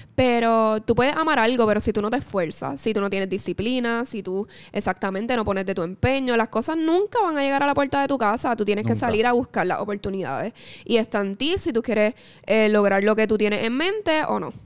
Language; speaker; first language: Spanish; native; Spanish